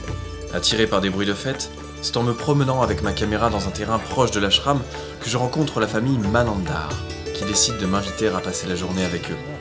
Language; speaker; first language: French; native; French